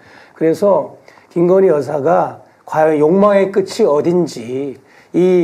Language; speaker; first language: Korean; native; Korean